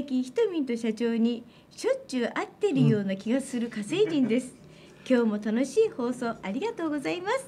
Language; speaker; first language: Japanese; native; Japanese